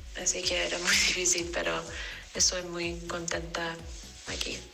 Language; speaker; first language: Spanish; non-native, learner; English